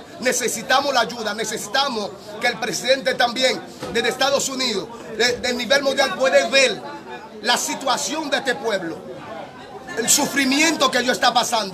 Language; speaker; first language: Spanish; non-native, learner; Haitian Creole